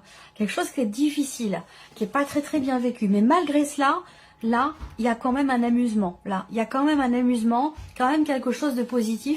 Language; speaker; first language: French; native; French